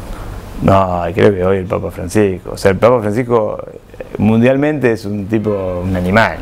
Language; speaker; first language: Spanish; native; Spanish